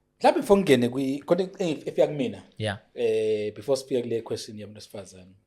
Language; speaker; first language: Zulu; native; Zulu